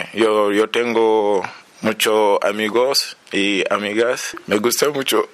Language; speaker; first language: Spanish; non-native, learner; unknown